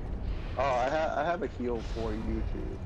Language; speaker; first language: English; native; English